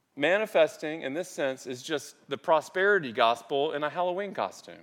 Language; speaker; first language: English; native; English